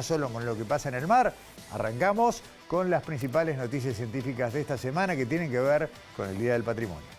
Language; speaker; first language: Spanish; native; Spanish